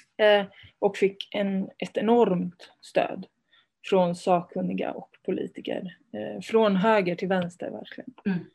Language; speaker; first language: Swedish; early bilingual, other home language; Spanish